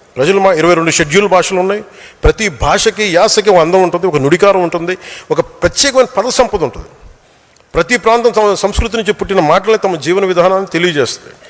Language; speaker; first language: Telugu; native; Telugu